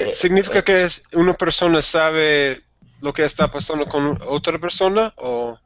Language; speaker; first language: Spanish; non-native, learner; English